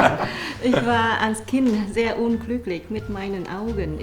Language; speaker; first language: German; non-native, fluent; Vietnamese